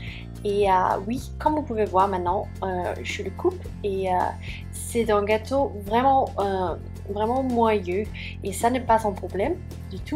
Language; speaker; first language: French; non-native, fluent; Swedish